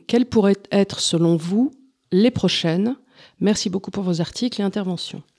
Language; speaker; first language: French; native; French